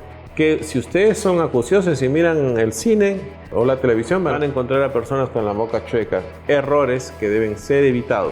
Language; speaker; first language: Spanish; native; Spanish